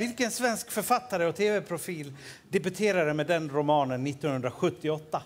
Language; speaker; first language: Swedish; native; Swedish